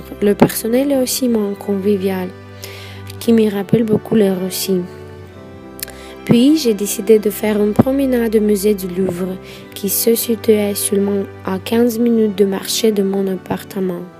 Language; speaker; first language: French; non-native, fluent; Russian